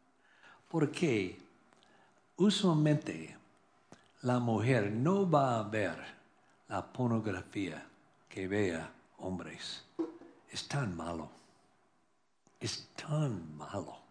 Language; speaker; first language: Spanish; non-native, learner; English